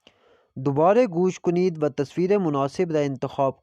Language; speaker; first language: Persian; non-native, fluent; Urdu